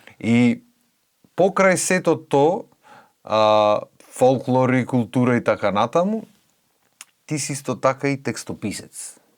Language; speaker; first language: Macedonian; native; Macedonian